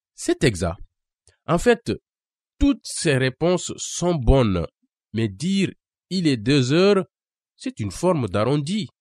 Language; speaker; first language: French; non-native, local second language; Wolof